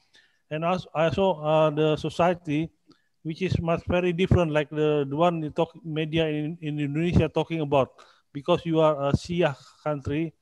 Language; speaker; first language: English; non-native, learner; Indonesian